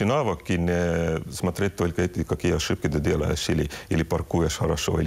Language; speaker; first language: Russian; non-native, local second language; Estonian